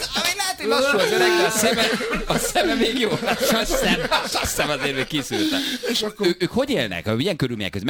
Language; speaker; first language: Hungarian; native; Hungarian